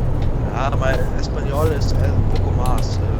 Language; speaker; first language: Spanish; non-native, learner; German